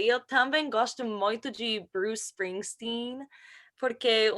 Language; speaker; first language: Portuguese; non-native, learner; English